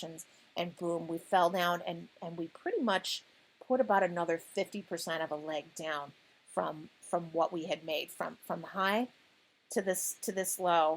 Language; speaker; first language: English; native; English